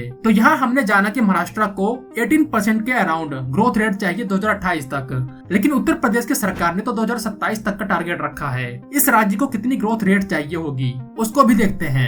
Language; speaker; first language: Hindi; native; Hindi